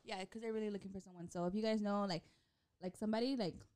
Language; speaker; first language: English; early bilingual, other home language; Spanish